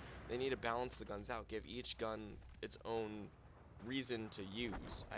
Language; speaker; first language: English; native; English